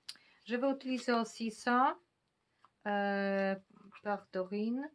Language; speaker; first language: French; non-native, fluent; Polish